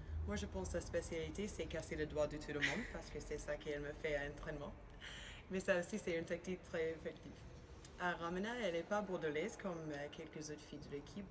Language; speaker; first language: French; non-native, learner; Spanish